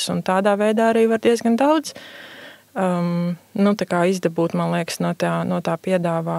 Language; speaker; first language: Latvian; native; Latvian